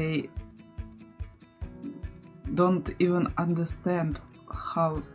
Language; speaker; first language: English; non-native, learner; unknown